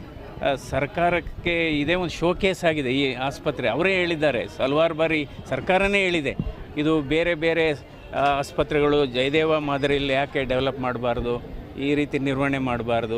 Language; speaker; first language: Kannada; native; Kannada